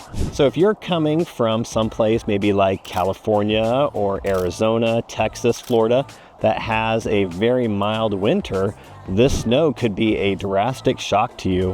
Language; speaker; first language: English; native; English